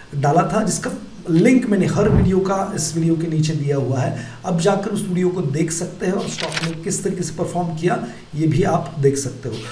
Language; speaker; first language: Hindi; non-native, local second language; Marathi